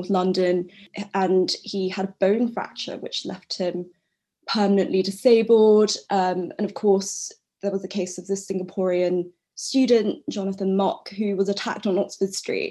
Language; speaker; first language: English; native; English